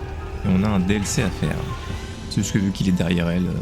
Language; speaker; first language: French; native; French